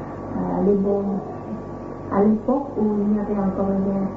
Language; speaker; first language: French; non-native, fluent; Vietnamese